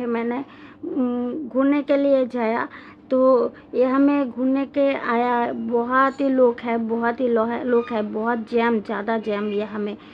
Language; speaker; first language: Hindi; non-native, learner; Bangla